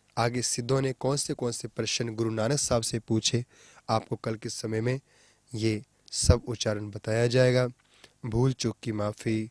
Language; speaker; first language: Hindi; non-native, local second language; Punjabi